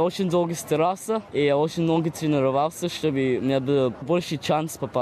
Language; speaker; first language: Russian; early bilingual, heritage; Russian